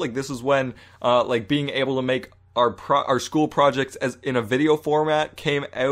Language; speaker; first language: English; native; English